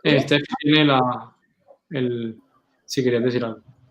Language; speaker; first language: Spanish; native; Spanish